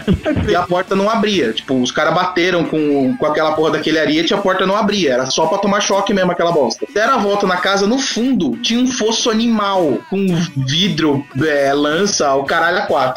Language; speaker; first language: Portuguese; native; Portuguese